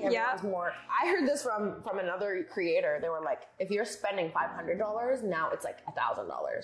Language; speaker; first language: English; early bilingual, other home language; Persian